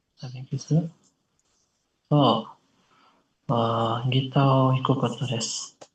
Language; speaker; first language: Japanese; non-native, learner; Indonesian